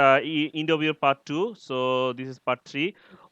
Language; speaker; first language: English; non-native, learner; Bangla